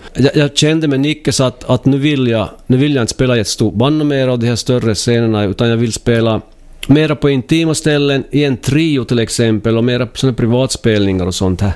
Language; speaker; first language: Swedish; native; Swedish